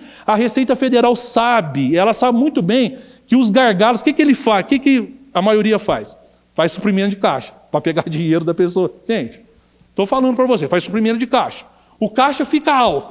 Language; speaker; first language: Portuguese; native; Portuguese